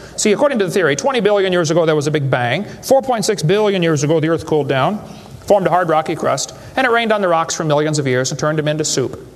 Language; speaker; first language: English; native; English